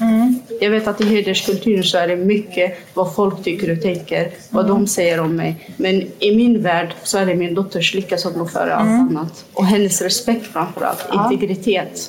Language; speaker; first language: Swedish; non-native, fluent; Kurdish